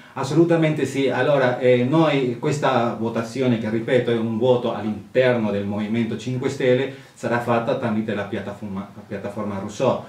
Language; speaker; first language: Italian; non-native, fluent; Spanish